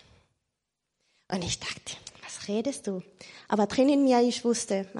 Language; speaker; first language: German; non-native, fluent; Spanish